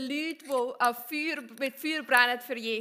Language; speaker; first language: German; native; German